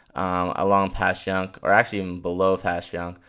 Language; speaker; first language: English; native; English